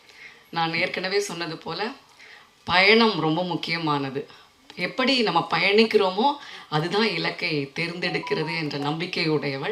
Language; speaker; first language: Tamil; native; Tamil